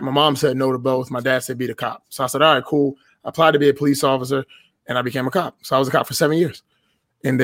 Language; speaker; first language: English; native; English